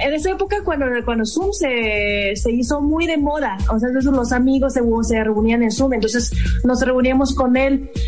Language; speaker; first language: Spanish; non-native, fluent; Chinese